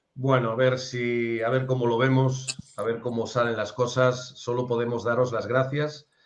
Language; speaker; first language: Spanish; native; Spanish